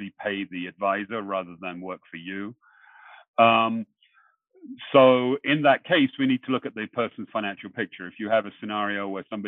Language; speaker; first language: English; native; English